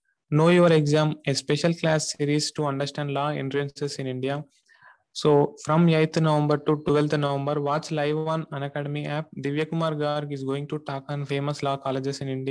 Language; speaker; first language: English; non-native, local second language; Telugu